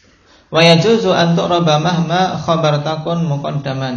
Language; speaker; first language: Arabic; non-native, fluent; Indonesian